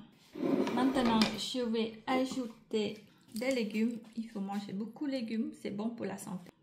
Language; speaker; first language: French; non-native, fluent; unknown